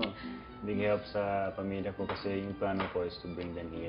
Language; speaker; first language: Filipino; non-native, learner; Portuguese